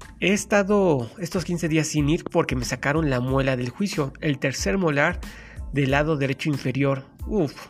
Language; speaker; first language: Spanish; native; Spanish